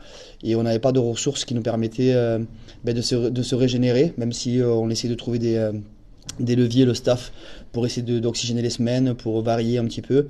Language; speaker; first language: French; native; French